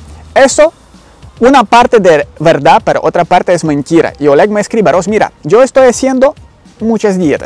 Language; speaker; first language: Spanish; non-native, learner; Ukrainian